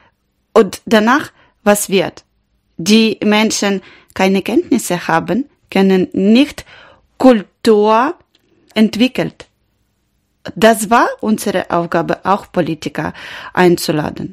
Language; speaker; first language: German; non-native, learner; Ukrainian